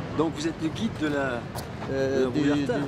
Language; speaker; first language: French; native; French